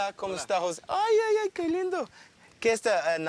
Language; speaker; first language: Spanish; non-native, learner; English